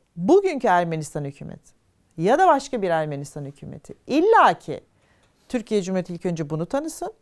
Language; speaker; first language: Turkish; native; Turkish